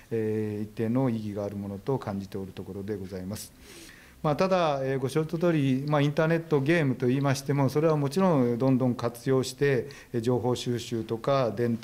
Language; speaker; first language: Japanese; native; Japanese